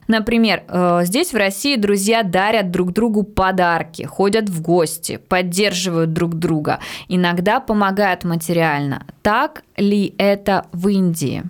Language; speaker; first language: Russian; native; Russian